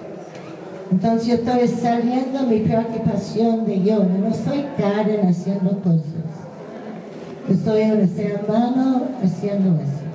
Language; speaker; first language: Spanish; non-native, fluent; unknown